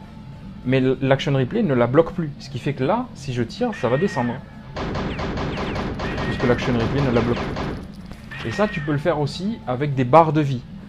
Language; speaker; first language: French; native; French